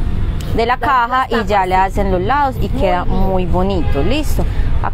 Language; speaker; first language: Spanish; native; Spanish